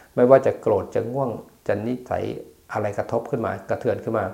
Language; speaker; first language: Thai; native; Thai